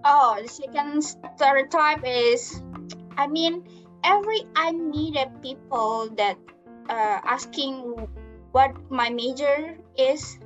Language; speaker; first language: English; non-native, learner; Indonesian